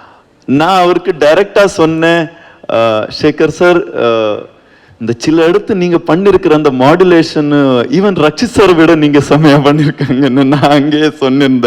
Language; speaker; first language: Tamil; non-native, learner; Kannada